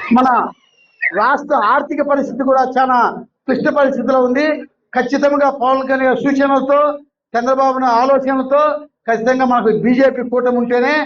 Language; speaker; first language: Telugu; native; Telugu